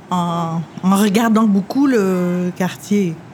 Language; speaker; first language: French; native; French